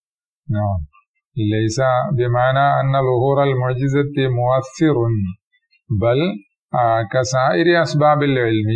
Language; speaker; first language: Arabic; non-native, fluent; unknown